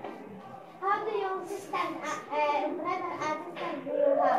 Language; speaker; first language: English; non-native, learner; Arabic